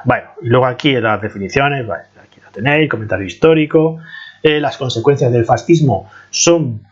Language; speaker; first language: Spanish; native; Spanish